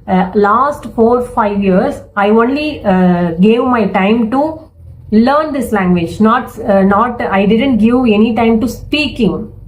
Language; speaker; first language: English; non-native, learner; Tamil